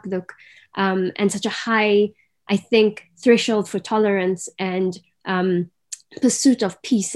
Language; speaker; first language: English; native; English